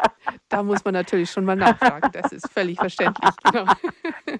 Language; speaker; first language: German; native; German